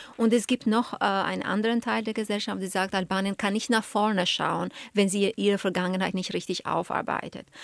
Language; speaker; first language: German; non-native, fluent; Albanian